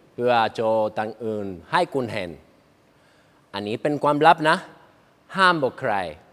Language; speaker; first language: Thai; non-native, learner; Spanish